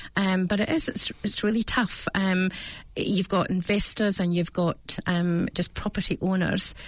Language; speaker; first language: English; native; English